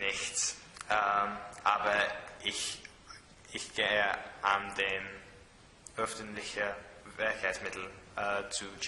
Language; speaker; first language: German; non-native, learner; English